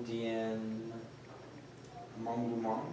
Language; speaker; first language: Chinese; non-native, learner; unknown